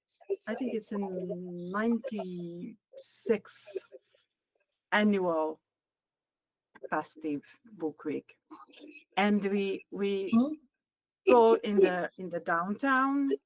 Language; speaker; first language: English; non-native, learner; Hungarian